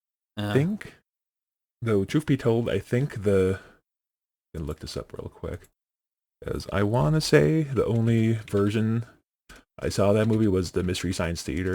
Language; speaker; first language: English; native; English